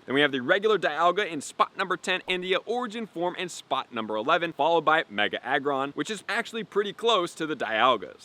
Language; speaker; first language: English; native; English